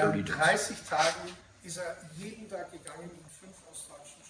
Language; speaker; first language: German; native; German